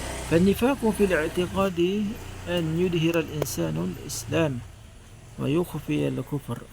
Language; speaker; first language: Arabic; non-native, fluent; Filipino